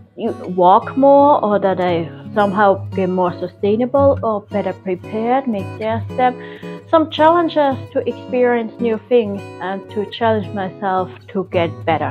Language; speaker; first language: English; non-native, fluent; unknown